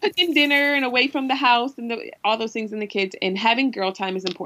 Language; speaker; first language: English; native; English